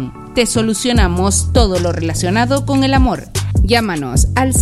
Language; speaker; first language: Spanish; native; Spanish